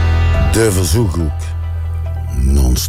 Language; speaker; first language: Dutch; native; Dutch